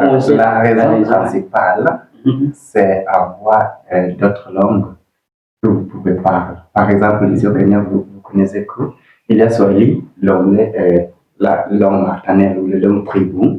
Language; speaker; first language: French; non-native, learner; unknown